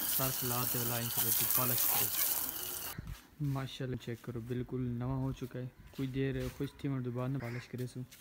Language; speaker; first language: Urdu; non-native, local second language; Saraiki